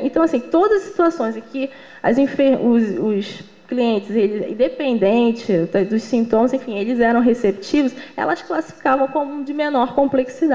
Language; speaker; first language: Portuguese; native; Portuguese